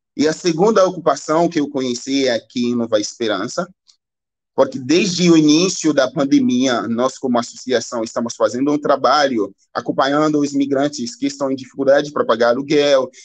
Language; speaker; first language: Portuguese; non-native, learner; Haitian Creole